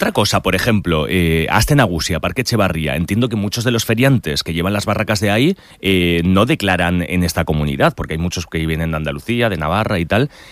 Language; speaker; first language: Spanish; native; Spanish